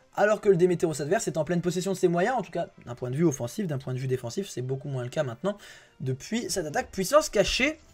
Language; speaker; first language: French; native; French